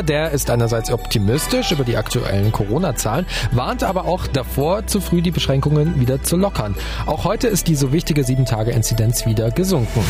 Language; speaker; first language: German; native; German